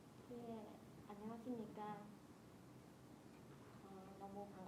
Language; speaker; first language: Korean; non-native, learner; Khmer